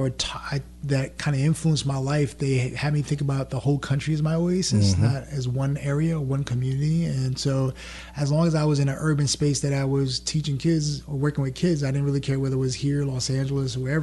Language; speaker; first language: English; early bilingual, other home language; French